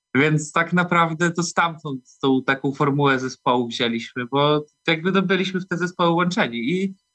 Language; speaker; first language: Polish; native; Polish